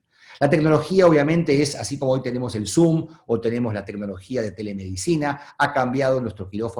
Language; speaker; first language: Spanish; native; Spanish